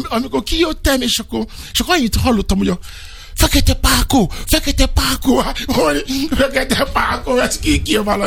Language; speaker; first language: Hungarian; non-native, fluent; Yoruba